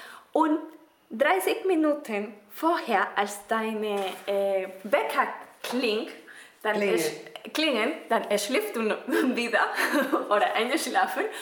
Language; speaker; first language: German; non-native, fluent; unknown